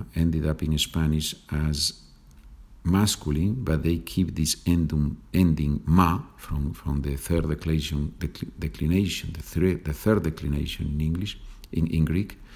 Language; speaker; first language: English; non-native, fluent; Spanish